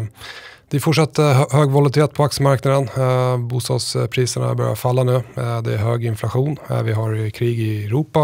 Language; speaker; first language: Swedish; native; Swedish